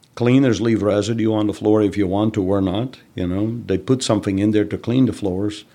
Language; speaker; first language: English; non-native, fluent; Dutch